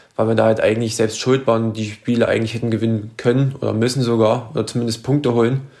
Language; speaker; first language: German; native; German